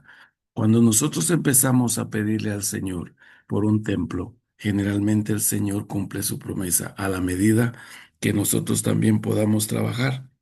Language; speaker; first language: Spanish; native; Spanish